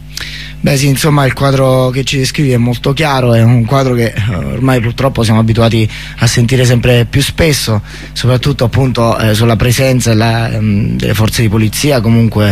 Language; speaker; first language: Italian; native; Italian